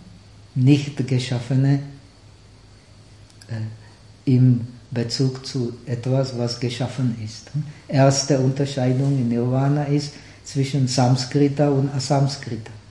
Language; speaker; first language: German; non-native, fluent; Czech